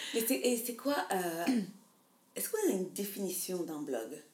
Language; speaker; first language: French; native; French